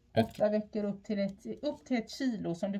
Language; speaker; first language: Swedish; native; Swedish